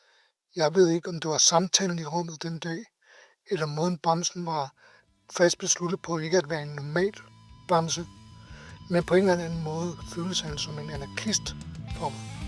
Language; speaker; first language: Danish; native; Danish